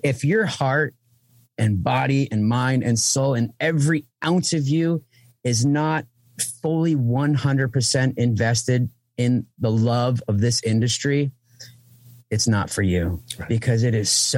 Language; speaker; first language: English; native; English